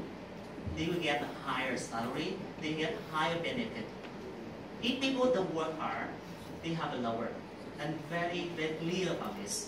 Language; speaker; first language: English; non-native, learner; Vietnamese